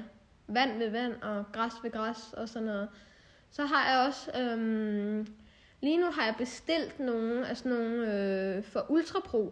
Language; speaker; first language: Danish; native; Danish